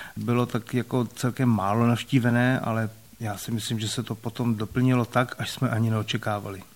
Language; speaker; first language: Czech; native; Czech